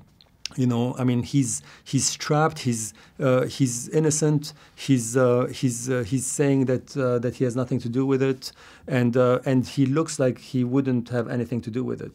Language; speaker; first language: English; non-native, fluent; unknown